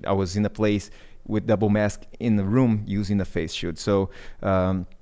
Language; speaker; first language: English; non-native, fluent; Portuguese